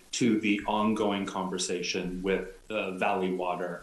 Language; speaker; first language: English; native; English